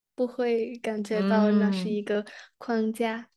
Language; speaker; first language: Chinese; non-native, fluent; Arabic